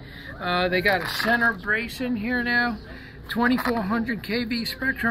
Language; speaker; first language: English; native; English